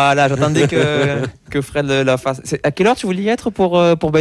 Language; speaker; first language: French; native; French